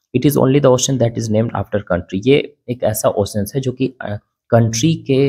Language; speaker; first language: Hindi; native; Hindi